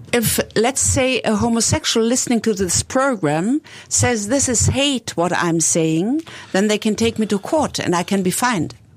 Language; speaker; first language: English; non-native, fluent; German